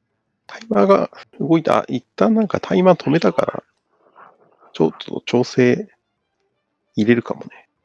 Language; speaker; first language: Japanese; native; Japanese